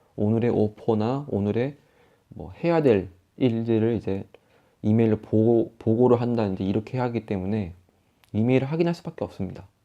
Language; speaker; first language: Korean; native; Korean